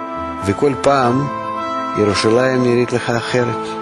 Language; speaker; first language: Hebrew; non-native, fluent; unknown